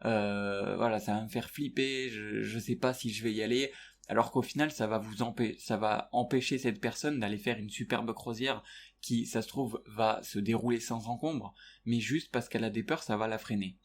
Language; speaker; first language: French; native; French